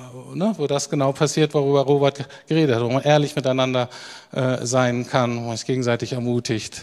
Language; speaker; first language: German; native; German